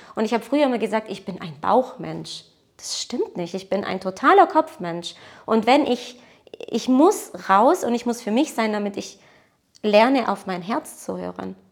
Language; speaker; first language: German; early bilingual, other home language; Portuguese